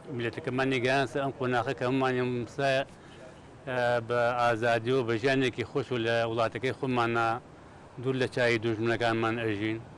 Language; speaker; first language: Central Kurdish; native; Central Kurdish